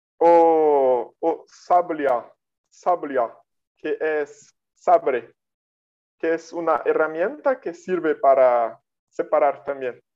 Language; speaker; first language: Spanish; non-native, fluent; Portuguese